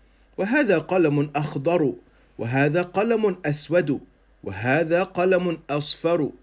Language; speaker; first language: Arabic; non-native, fluent; English